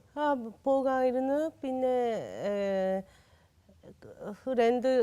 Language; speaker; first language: Malayalam; non-native, learner; Japanese